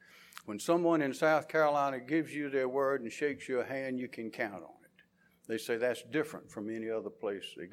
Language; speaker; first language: English; native; English